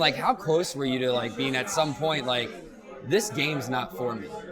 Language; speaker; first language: English; native; English